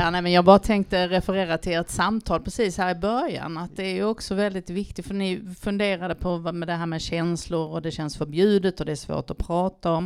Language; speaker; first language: Swedish; native; Swedish